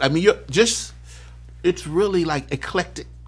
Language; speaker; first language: English; native; English